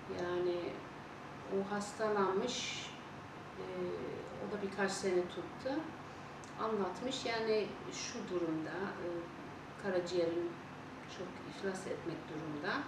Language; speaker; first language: Turkish; non-native, fluent; German